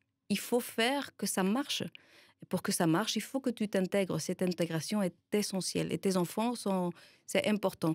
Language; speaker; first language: French; non-native, fluent; Spanish